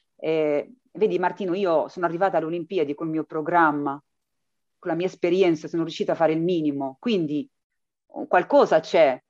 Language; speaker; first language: Italian; non-native, fluent; Arabic